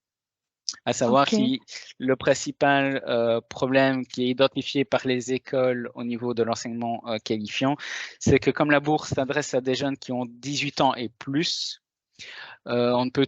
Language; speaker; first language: French; native; French